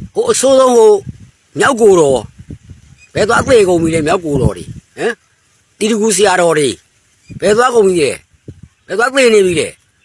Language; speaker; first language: Burmese; native; Burmese